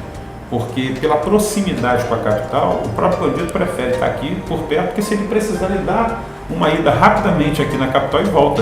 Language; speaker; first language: Portuguese; native; Portuguese